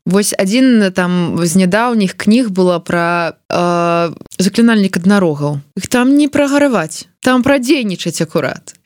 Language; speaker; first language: Belarusian; non-native, local second language; Russian